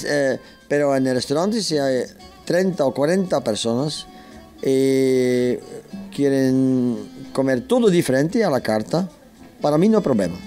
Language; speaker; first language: Spanish; non-native, learner; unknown